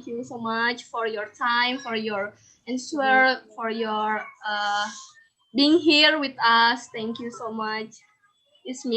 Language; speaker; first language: English; non-native, learner; Indonesian